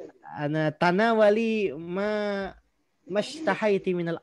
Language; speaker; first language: Arabic; non-native, fluent; Indonesian